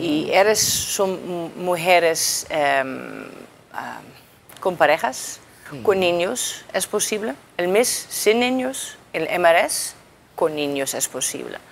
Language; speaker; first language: Spanish; non-native, learner; Dutch